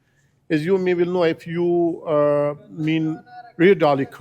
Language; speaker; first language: English; non-native, learner; Persian